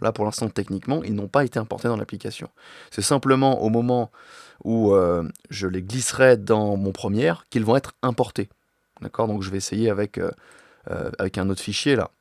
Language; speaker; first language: French; native; French